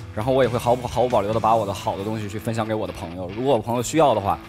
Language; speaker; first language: Chinese; native; Chinese